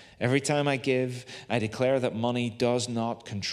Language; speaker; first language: English; native; English